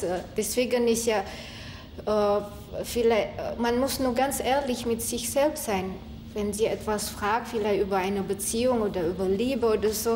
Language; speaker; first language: German; non-native, fluent; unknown